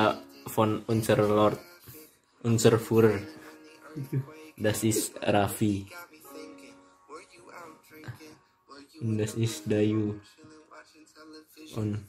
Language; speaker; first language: German; non-native, learner; Indonesian